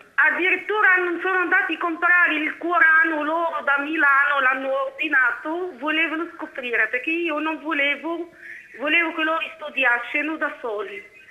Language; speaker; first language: Italian; non-native, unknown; Arabic